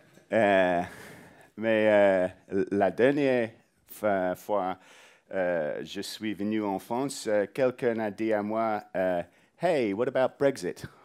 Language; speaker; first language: French; non-native, learner; English